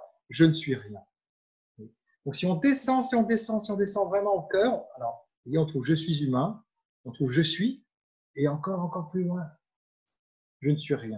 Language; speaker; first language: French; native; French